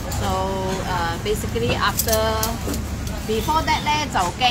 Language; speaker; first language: English; non-native, local second language; Cantonese